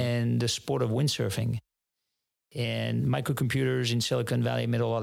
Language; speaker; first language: English; non-native, fluent; French